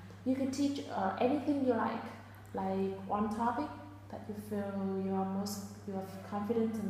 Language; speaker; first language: English; non-native, fluent; Vietnamese